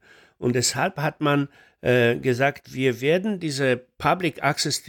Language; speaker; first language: German; non-native, fluent; Polish